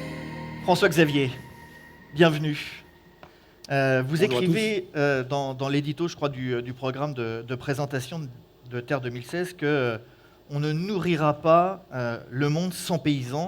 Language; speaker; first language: French; native; French